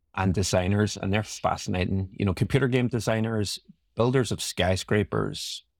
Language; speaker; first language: English; native; English